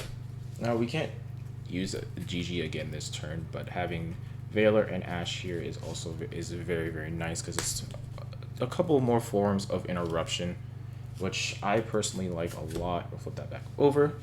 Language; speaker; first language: English; native; English